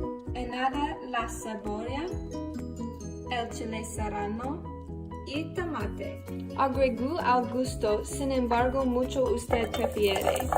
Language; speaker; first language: Spanish; non-native, learner; English